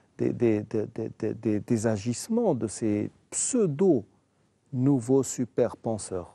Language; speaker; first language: French; non-native, local second language; Arabic